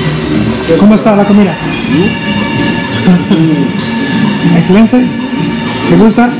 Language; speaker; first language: Spanish; non-native, learner; English